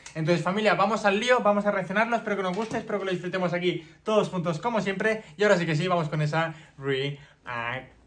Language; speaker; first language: Spanish; native; Spanish